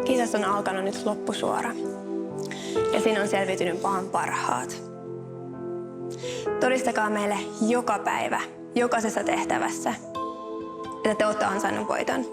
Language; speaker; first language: Finnish; native; Finnish